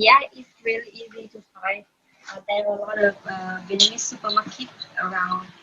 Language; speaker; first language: English; non-native, learner; Vietnamese